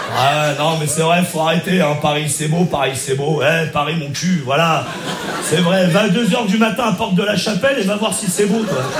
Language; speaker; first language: French; native; French